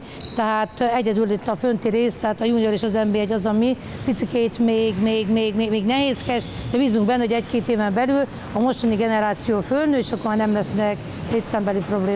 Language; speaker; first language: Hungarian; native; Hungarian